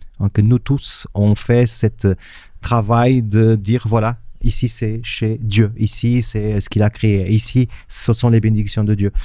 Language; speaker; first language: French; non-native, fluent; Portuguese